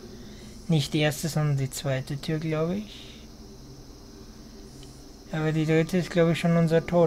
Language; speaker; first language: German; native; German